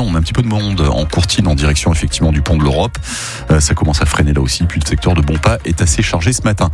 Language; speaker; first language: French; native; French